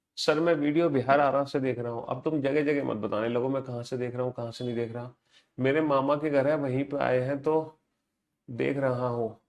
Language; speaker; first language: Hindi; native; Hindi